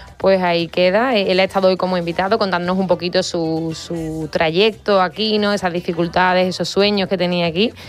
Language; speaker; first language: Spanish; native; Spanish